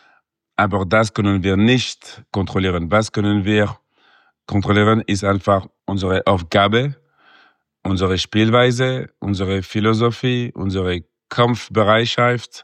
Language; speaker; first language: German; non-native, local second language; French